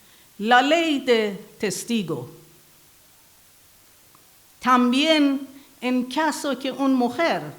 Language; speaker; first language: Spanish; non-native, learner; Persian